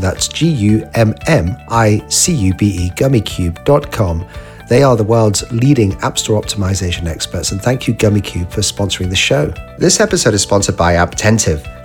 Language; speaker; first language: English; native; English